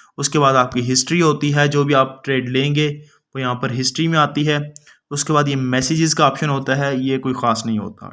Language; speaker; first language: Urdu; native; Urdu